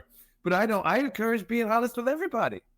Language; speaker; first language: English; native; English